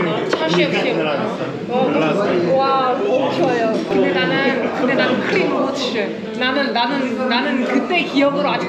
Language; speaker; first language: Korean; non-native, learner; Russian